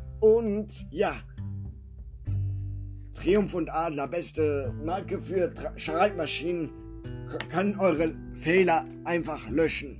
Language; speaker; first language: German; native; German